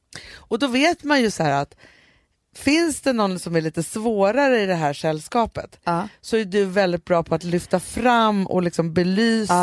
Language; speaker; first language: Swedish; native; Swedish